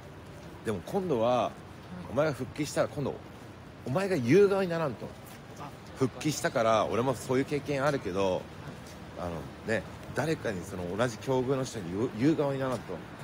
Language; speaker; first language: Japanese; native; Japanese